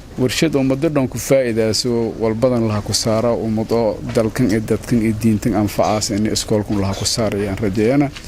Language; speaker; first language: Somali; non-native, local second language; Maay